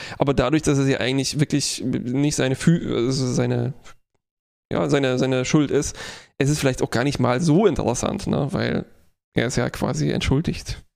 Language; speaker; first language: German; non-native, fluent; Polish